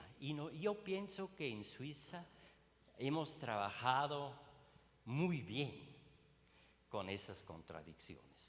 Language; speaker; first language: Spanish; non-native, learner; Swiss German